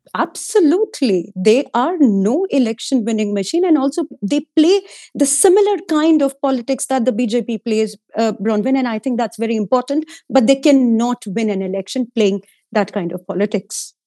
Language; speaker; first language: English; non-native, local second language; Hindi